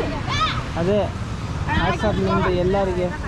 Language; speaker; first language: Kannada; non-native, local second language; Tamil